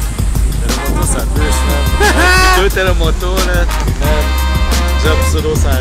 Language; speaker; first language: French; native; French